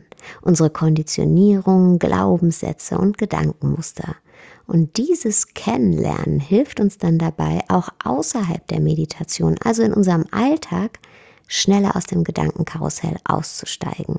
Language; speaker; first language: German; native; German